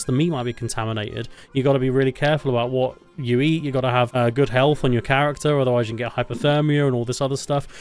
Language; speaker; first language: English; native; English